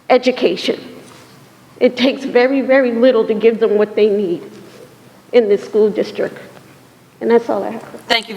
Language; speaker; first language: English; native; English